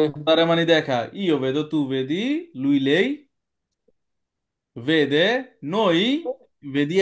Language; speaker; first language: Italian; non-native, learner; Bangla